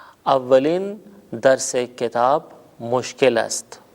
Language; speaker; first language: Persian; non-native, fluent; Urdu